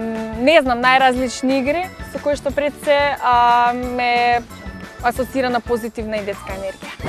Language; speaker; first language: Macedonian; native; Macedonian